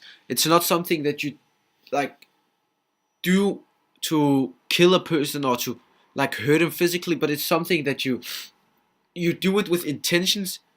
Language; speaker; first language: English; non-native, fluent; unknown